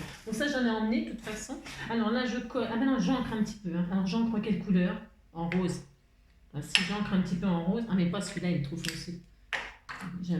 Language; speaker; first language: French; native; French